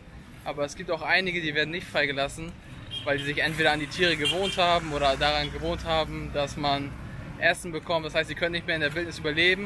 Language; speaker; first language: German; native; German